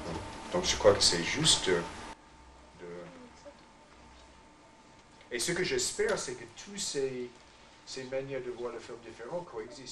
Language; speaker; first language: French; non-native, fluent; English